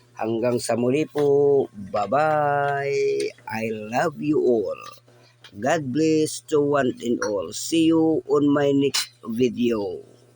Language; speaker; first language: Filipino; non-native, local second language; Bikol